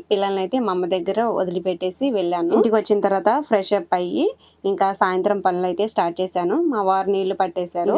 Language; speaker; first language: Telugu; non-native, local second language; Lambadi